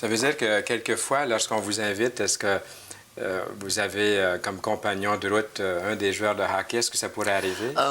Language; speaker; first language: French; native; French